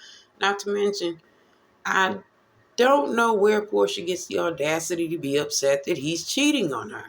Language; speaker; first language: English; native; English